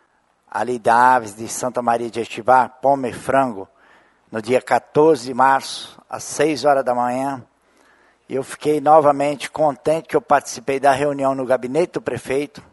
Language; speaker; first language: Portuguese; native; Portuguese